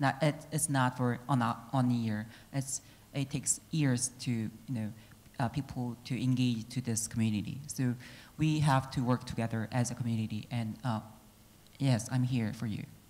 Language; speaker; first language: English; non-native, fluent; Korean